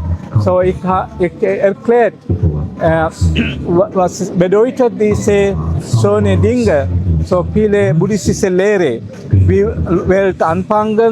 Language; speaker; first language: German; non-native, learner; Sinhala